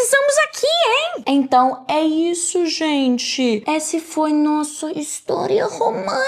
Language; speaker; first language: Portuguese; non-native, fluent; English